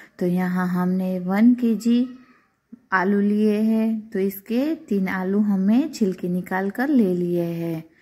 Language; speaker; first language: Hindi; non-native, local second language; Gujarati